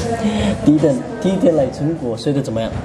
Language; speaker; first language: Chinese; non-native, learner; Indonesian